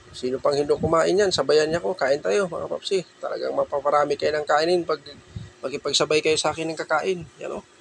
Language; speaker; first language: Filipino; non-native, local second language; Cebuano